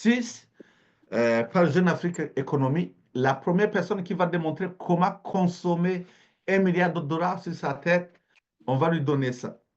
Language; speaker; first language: French; native; French